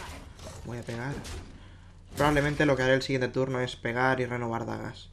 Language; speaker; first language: Spanish; native; Spanish